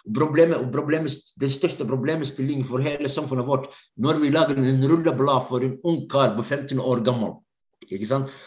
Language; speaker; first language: Norwegian; non-native, fluent; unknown